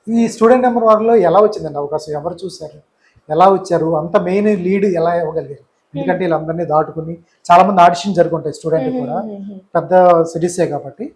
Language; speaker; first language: Telugu; native; Telugu